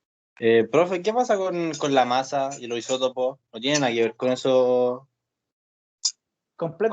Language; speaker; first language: Spanish; native; Spanish